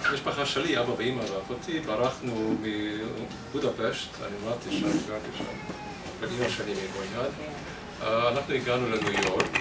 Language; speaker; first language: Hebrew; non-native, fluent; Hungarian